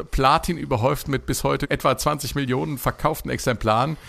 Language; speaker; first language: German; native; German